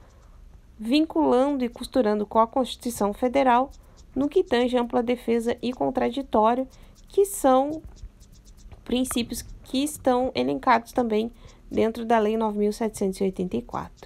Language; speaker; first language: Portuguese; native; Portuguese